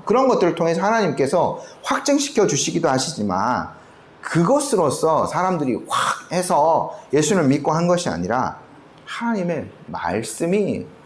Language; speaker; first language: Korean; native; Korean